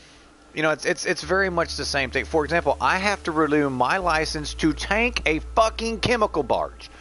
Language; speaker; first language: English; native; English